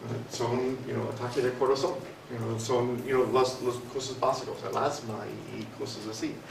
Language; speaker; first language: Spanish; non-native, fluent; English